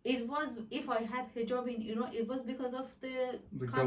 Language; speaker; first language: English; non-native, learner; Persian